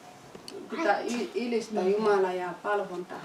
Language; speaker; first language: Finnish; non-native, fluent; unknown